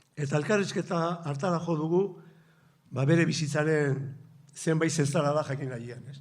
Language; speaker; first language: Basque; native; Basque